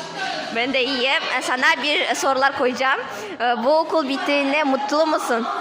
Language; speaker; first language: Turkish; non-native, fluent; Kazakh